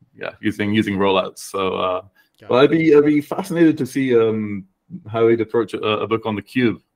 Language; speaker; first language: English; native; English